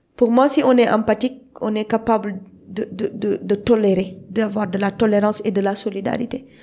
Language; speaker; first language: French; non-native, local second language; Wolof